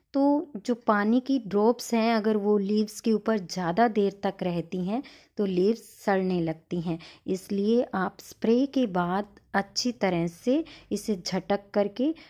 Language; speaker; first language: Hindi; native; Hindi